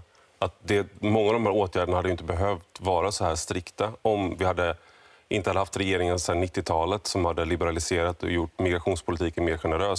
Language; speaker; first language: Swedish; native; Swedish